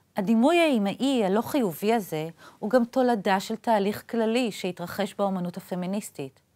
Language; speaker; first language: Hebrew; native; Hebrew